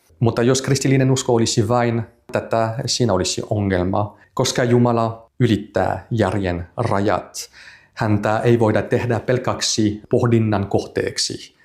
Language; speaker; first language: Finnish; non-native, fluent; French